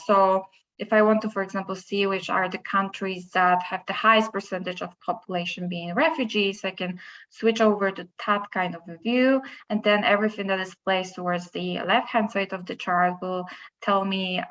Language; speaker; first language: English; non-native, fluent; Polish